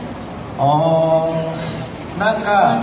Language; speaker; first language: Japanese; non-native, learner; Korean